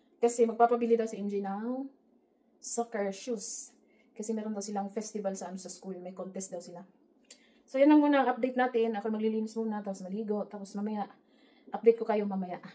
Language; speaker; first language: Filipino; native; Filipino